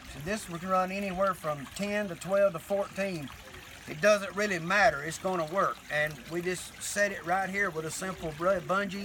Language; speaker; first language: English; native; English